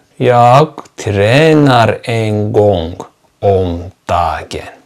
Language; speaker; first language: Swedish; non-native, fluent; Turkish